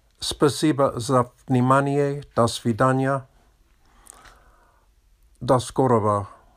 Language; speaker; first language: Russian; non-native, learner; English